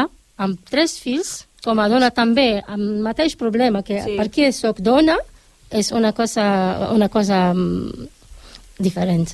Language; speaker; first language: Catalan; non-native, learner; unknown